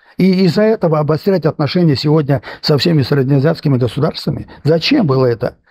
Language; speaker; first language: Russian; non-native, local second language; Armenian